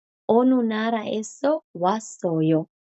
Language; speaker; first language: Korean; non-native, fluent; Spanish